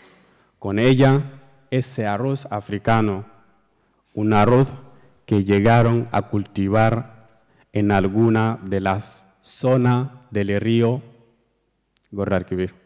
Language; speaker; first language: Spanish; non-native, learner; Fula